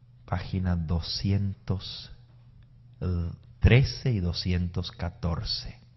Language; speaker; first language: Spanish; native; Spanish